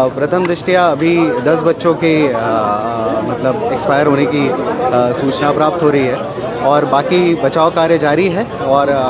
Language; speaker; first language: Hindi; native; Hindi